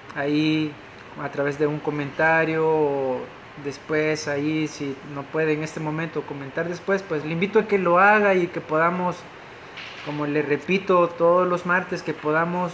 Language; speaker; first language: Spanish; native; Spanish